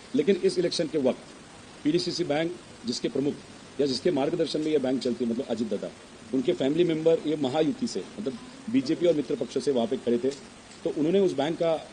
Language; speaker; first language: Hindi; non-native, local second language; Marathi